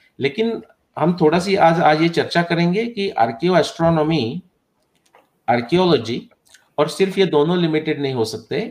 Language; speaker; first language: Hindi; non-native, local second language; Marathi